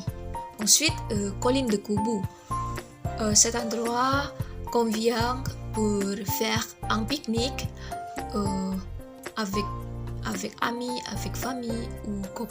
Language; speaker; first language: French; non-native, learner; Indonesian